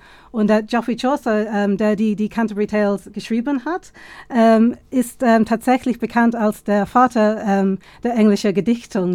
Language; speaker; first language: German; non-native, fluent; English